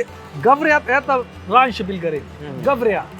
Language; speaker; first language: Russian; non-native, learner; Hindi